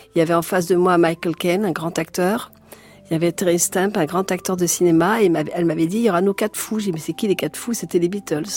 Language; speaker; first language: French; native; French